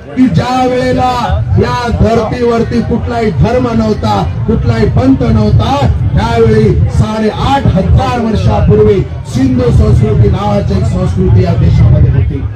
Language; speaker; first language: Marathi; non-native, local second language; Lambadi